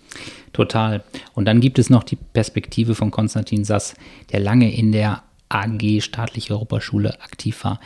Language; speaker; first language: German; native; German